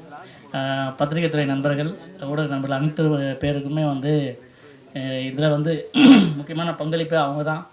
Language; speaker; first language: Tamil; native; Tamil